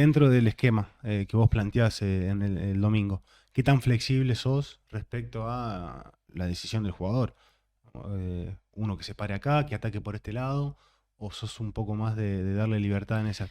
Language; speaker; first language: Spanish; native; Spanish